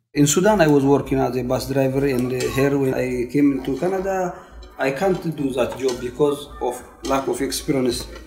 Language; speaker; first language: English; non-native, learner; Tigrinya